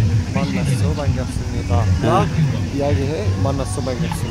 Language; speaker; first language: Korean; non-native, learner; Bangla